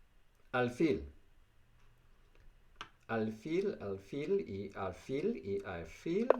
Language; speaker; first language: Spanish; non-native, learner; English